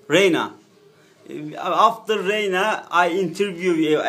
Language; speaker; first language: English; non-native, learner; Turkish